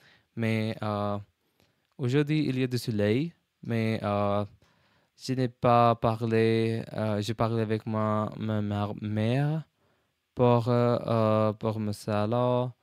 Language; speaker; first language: French; non-native, learner; English